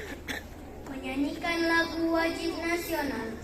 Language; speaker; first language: Indonesian; native; Indonesian